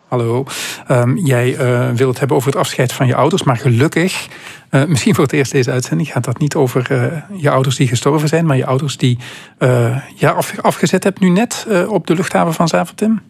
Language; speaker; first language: Dutch; native; Dutch